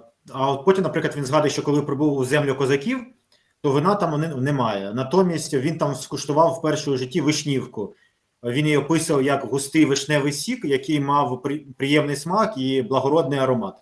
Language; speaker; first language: Ukrainian; native; Ukrainian